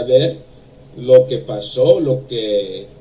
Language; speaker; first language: Spanish; non-native, learner; English